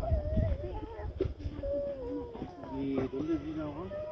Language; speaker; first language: Spanish; non-native, learner; German